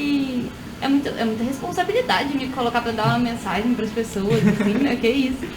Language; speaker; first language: Portuguese; native; Portuguese